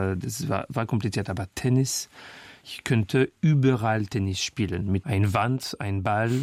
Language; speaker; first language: German; non-native, fluent; French